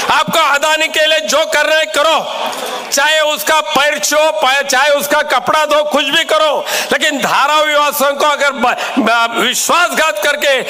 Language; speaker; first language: Hindi; non-native, local second language; Marathi